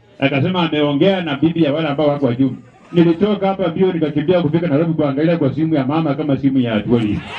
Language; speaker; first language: Swahili; non-native, local second language; Luyia